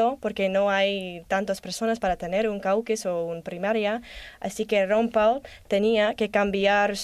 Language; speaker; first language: Spanish; non-native, learner; English